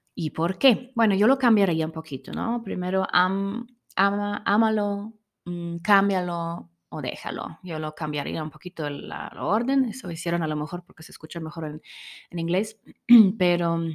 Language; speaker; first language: Spanish; non-native, fluent; German